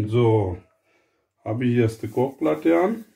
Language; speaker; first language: German; non-native, learner; Urdu